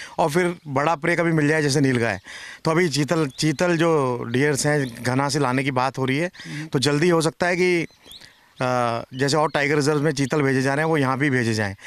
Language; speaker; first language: Hindi; native; Hindi